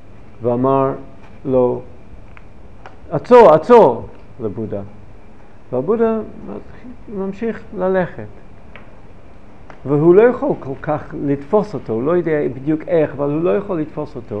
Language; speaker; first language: Hebrew; non-native, fluent; English